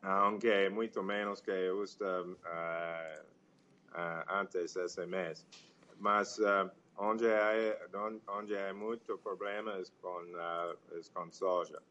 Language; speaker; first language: Portuguese; non-native, fluent; English